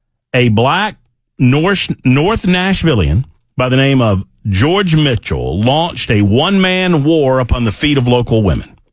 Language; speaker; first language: English; native; English